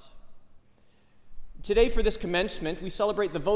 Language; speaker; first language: English; native; English